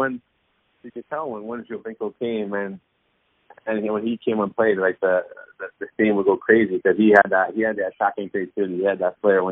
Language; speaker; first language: English; native; English